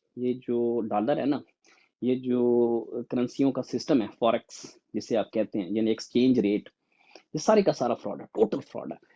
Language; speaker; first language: Urdu; native; Urdu